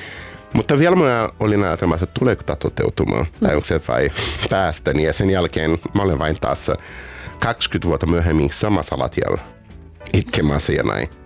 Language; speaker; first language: Finnish; non-native, learner; Portuguese